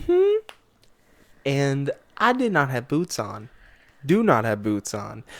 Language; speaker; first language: English; native; English